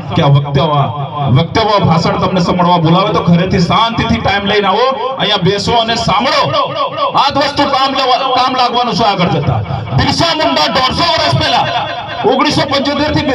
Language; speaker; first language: Gujarati; non-native, local second language; Rathawi